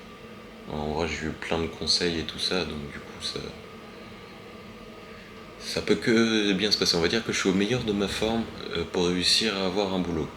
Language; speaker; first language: French; native; French